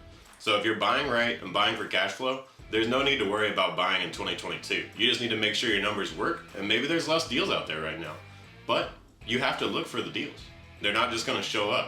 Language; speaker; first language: English; native; English